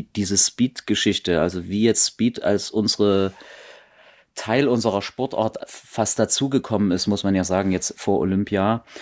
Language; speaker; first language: German; native; German